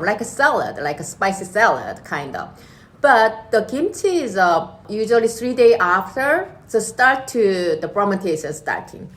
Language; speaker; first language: English; non-native, learner; Korean